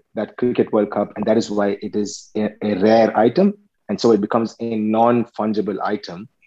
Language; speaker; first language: English; non-native, local second language; Tamil